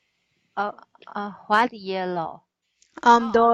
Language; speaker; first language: English; non-native, learner; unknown